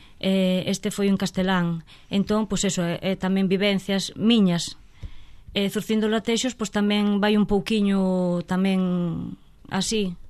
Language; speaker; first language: Galician; non-native, local second language; Spanish